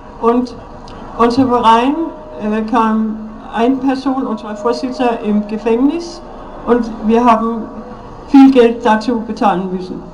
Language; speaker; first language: German; non-native, learner; Danish